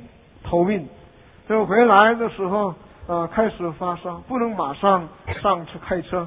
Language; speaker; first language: Chinese; non-native, fluent; Korean